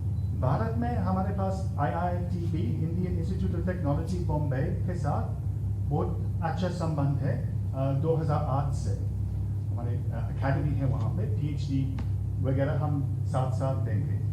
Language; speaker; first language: Hindi; non-native, fluent; English